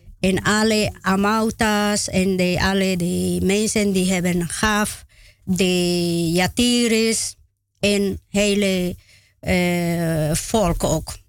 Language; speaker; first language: Dutch; non-native, learner; Spanish